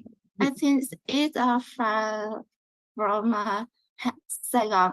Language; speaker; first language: English; non-native, learner; Vietnamese